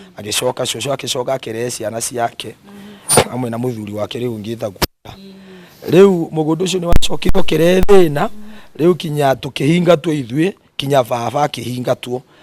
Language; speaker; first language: Kikuyu; non-native, local second language; Gusii